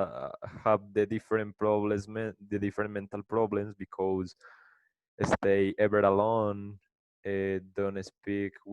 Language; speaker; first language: English; non-native, learner; Spanish